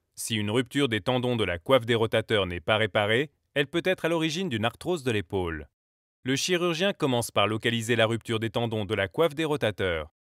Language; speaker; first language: French; native; French